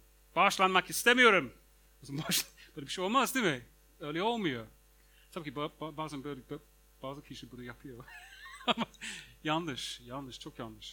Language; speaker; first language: Turkish; non-native, fluent; English